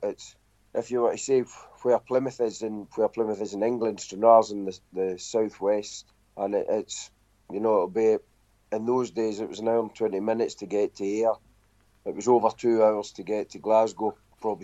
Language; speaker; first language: English; native; English